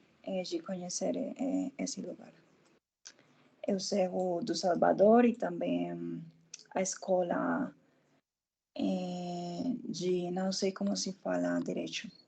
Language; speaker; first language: Portuguese; non-native, learner; Spanish